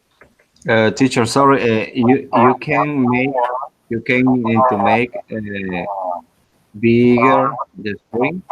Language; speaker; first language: English; non-native, learner; Spanish